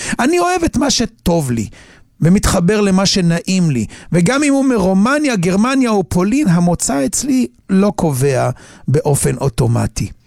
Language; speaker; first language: Hebrew; native; Hebrew